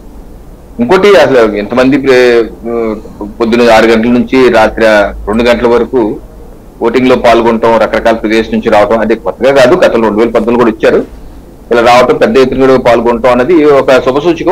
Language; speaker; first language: Telugu; native; Telugu